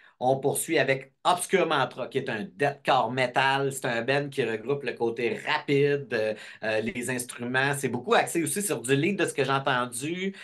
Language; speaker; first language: French; native; French